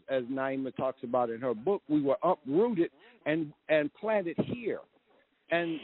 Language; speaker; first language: English; native; English